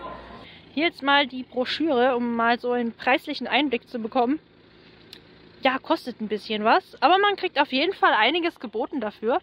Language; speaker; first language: German; native; German